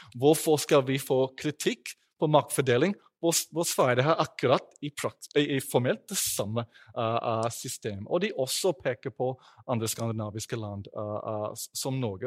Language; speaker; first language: Norwegian; non-native, fluent; English